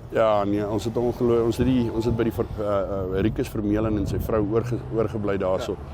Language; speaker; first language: Afrikaans; native; Afrikaans